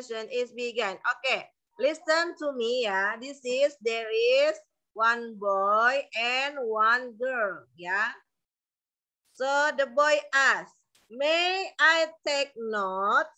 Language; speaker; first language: English; non-native, learner; Indonesian